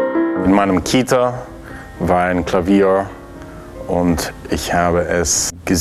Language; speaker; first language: German; non-native, fluent; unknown